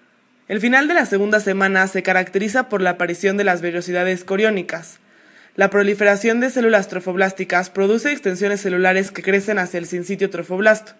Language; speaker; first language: Spanish; native; Spanish